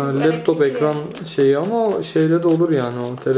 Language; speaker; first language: Turkish; native; Turkish